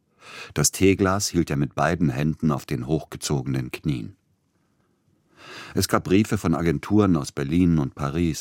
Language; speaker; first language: German; native; German